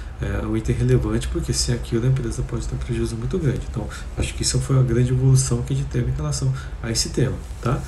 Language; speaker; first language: Portuguese; native; Portuguese